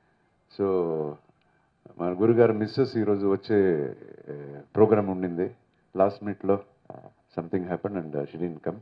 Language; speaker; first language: Telugu; non-native, learner; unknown